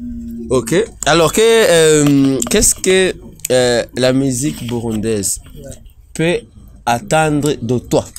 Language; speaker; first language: French; non-native, local second language; Rundi